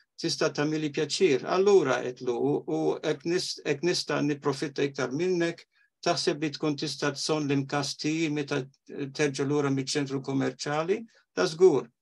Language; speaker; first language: Maltese; early bilingual, heritage; Maltese